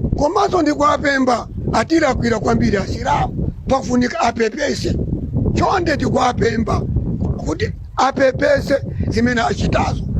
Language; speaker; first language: Nyanja; non-native, local second language; Yao